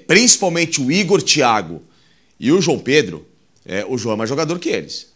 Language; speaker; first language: Portuguese; native; Portuguese